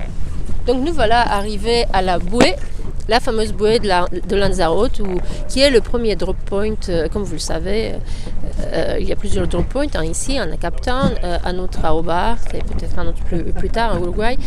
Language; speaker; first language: French; native; French